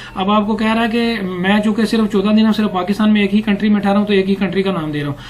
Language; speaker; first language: Urdu; non-native, local second language; Punjabi